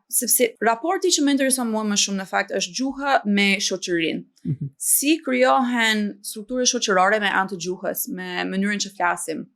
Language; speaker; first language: Albanian; non-native, fluent; English